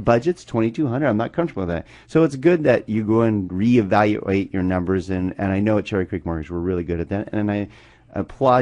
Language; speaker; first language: English; native; English